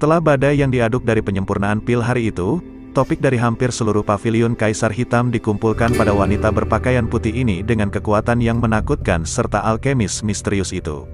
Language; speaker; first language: Indonesian; native; Indonesian